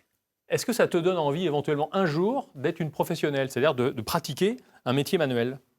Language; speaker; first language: French; native; French